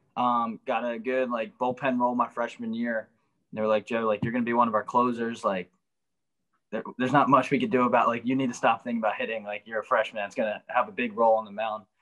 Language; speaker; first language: English; native; English